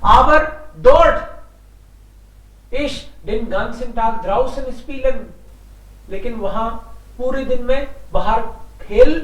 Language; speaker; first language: German; non-native, fluent; Hindi